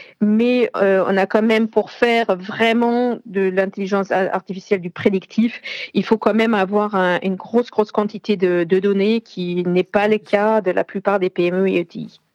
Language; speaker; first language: French; non-native, fluent; German